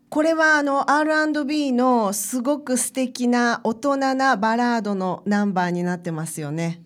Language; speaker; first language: Japanese; native; Japanese